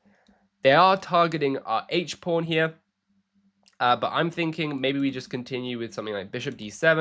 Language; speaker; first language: English; native; English